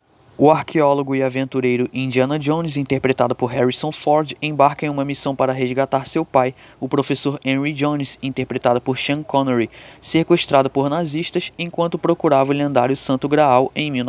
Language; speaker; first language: Portuguese; native; Portuguese